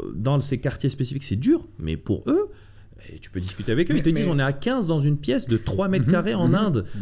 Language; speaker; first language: French; non-native, local second language; Arabic